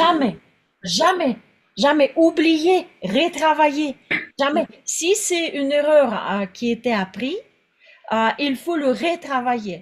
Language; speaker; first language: French; non-native, fluent; Russian